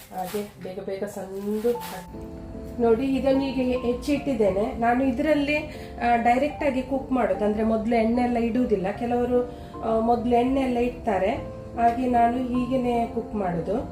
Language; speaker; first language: Kannada; non-native, local second language; Konkani